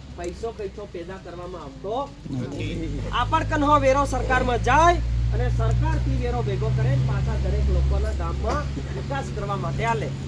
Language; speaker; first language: Gujarati; non-native, local second language; Bhili